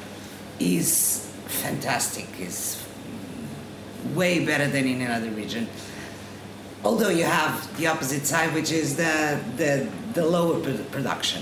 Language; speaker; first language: English; non-native, fluent; Portuguese